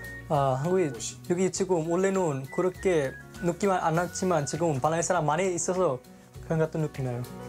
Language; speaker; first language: Korean; non-native, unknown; Bangla